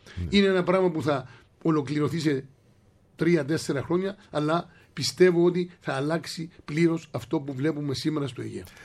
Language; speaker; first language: Greek; native; Greek